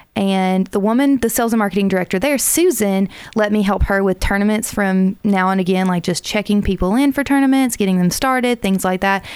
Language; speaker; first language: English; native; English